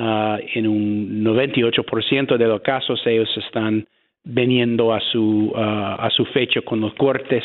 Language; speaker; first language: Spanish; non-native, fluent; English